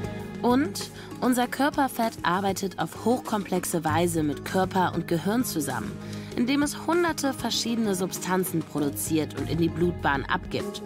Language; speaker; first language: German; native; German